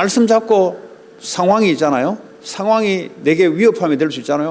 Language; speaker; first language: Korean; native; Korean